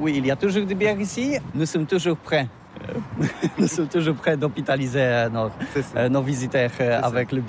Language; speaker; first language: French; non-native, learner; Polish